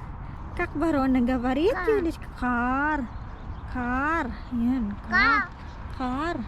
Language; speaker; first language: Russian; non-native, learner; Hiligaynon